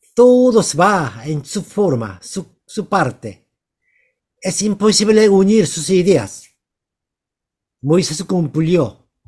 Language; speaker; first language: Spanish; non-native, learner; Korean